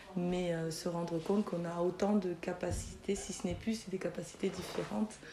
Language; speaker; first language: French; native; French